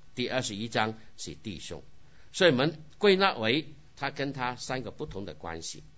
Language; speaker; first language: Chinese; non-native, local second language; Cantonese